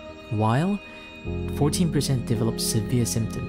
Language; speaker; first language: English; non-native, fluent; Japanese